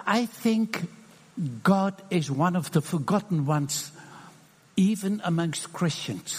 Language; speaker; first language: English; non-native, fluent; Dutch